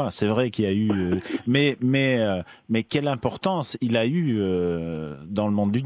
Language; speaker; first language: French; native; French